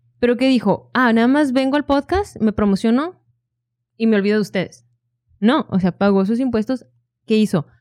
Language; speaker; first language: Spanish; native; Spanish